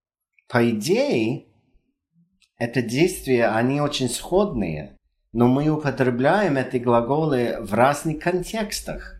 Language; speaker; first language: Russian; non-native, fluent; English